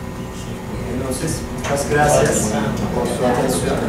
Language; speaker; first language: Spanish; non-native, learner; Turkish